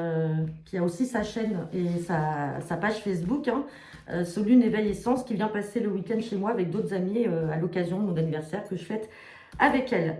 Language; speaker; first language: French; native; French